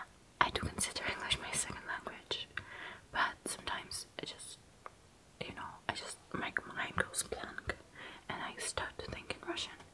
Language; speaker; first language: English; non-native, fluent; Russian